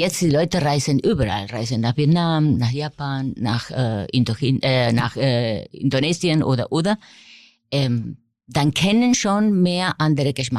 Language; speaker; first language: German; non-native, fluent; Spanish